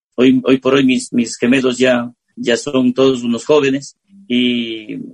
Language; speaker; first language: Spanish; native; Spanish